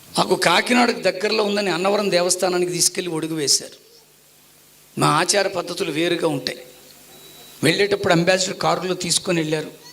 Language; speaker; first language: Telugu; non-native, local second language; Tamil